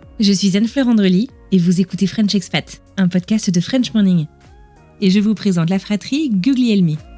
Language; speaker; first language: French; native; French